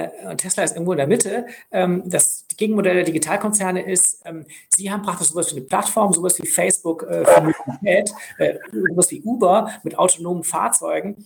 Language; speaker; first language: German; native; German